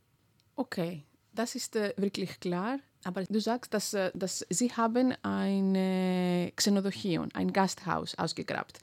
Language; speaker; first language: German; non-native, fluent; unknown